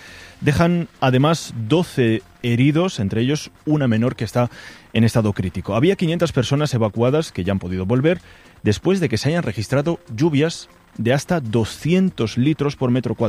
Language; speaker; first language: Spanish; native; Spanish